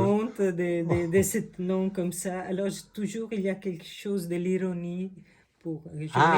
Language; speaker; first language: French; non-native, fluent; Italian